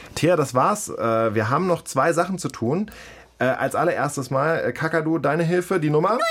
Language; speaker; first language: German; native; German